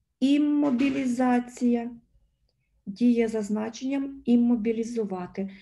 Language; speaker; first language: Ukrainian; native; Ukrainian